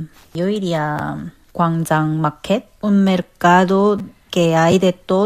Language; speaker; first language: Spanish; non-native, learner; Korean